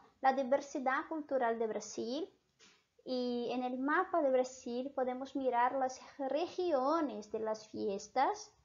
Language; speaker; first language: Spanish; non-native, fluent; Portuguese